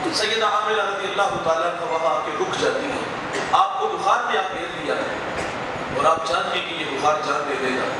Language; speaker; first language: Urdu; non-native, local second language; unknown